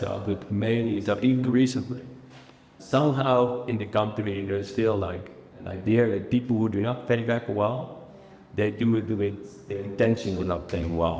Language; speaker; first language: English; non-native, fluent; Dutch